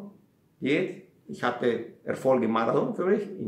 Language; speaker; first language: German; non-native, fluent; Italian